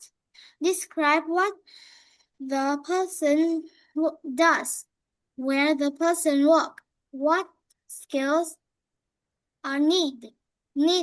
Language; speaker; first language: English; non-native, learner; Vietnamese